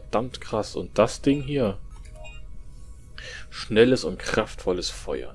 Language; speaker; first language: German; native; German